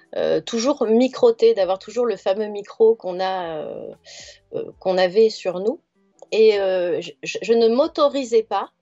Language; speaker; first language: French; native; French